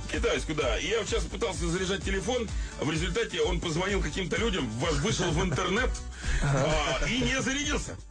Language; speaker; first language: Russian; native; Russian